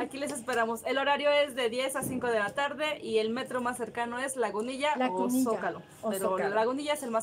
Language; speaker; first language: Spanish; native; Spanish